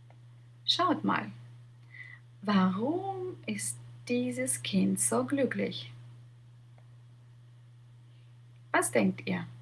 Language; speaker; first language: German; non-native, fluent; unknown